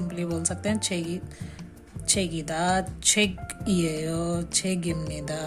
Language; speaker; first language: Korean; non-native, fluent; Hindi